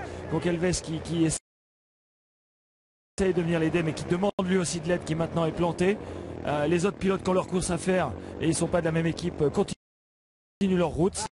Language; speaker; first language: French; native; French